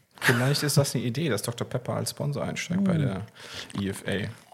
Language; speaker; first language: German; native; German